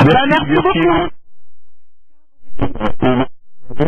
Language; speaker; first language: French; native; French